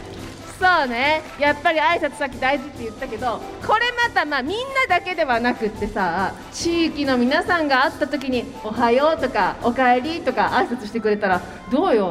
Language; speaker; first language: Japanese; native; Japanese